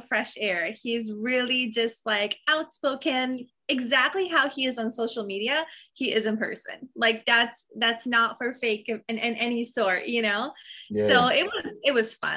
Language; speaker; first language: English; non-native, fluent; Serbian